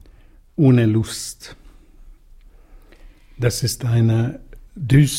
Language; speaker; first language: German; non-native, fluent; Hungarian